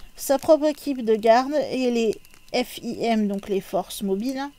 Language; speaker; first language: French; native; French